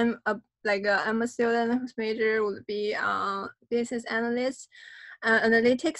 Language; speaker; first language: English; non-native, fluent; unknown